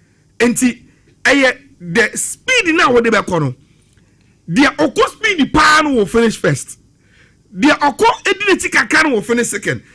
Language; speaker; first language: English; non-native, local second language; Akan